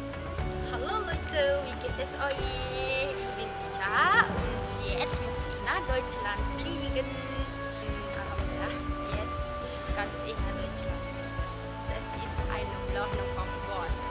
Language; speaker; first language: German; non-native, learner; Indonesian